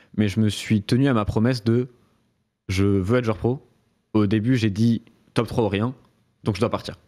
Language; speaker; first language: French; native; French